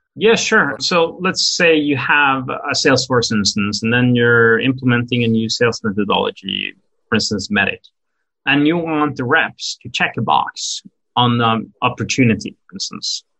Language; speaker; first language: English; non-native, fluent; Norwegian